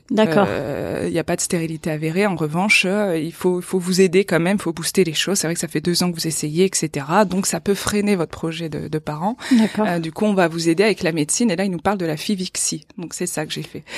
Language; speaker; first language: French; native; French